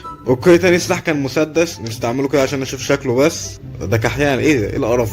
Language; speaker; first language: Arabic; native; Arabic